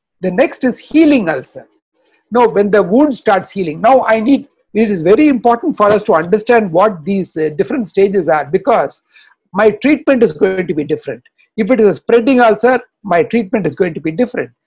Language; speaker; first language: English; non-native, local second language; Tamil